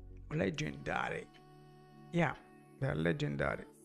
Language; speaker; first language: English; non-native, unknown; Italian